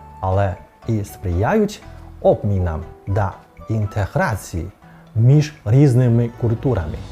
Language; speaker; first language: Ukrainian; non-native, fluent; Chinese